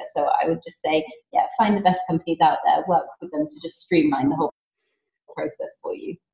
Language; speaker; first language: English; native; English